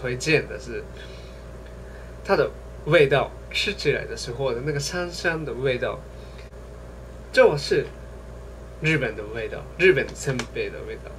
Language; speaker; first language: Chinese; non-native, fluent; Japanese